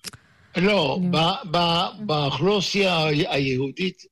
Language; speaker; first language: Hebrew; non-native, fluent; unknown